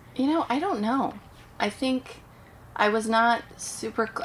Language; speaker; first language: English; native; English